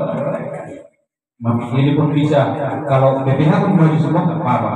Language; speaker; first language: Indonesian; non-native, local second language; Batak Toba